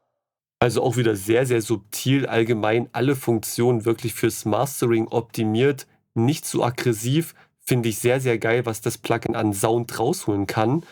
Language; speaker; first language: German; native; German